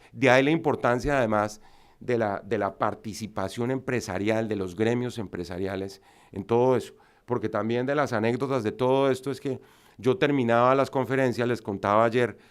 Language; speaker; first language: Spanish; native; Spanish